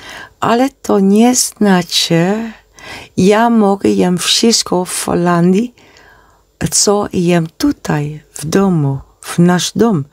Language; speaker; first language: Polish; non-native, learner; Dutch